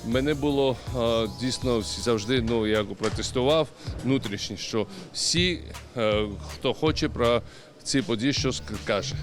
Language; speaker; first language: Ukrainian; non-native, learner; Georgian